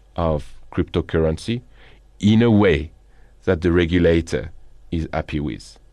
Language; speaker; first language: English; non-native, fluent; French